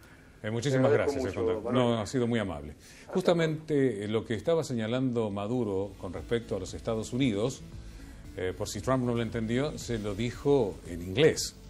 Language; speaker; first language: Spanish; native; Spanish